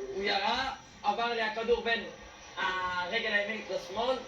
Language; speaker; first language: Hebrew; non-native, local second language; Arabic